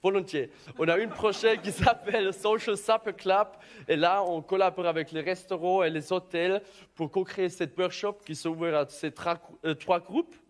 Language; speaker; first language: French; non-native, learner; German